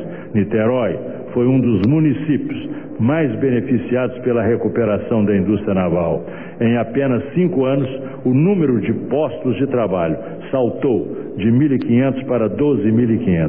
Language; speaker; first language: Portuguese; native; Portuguese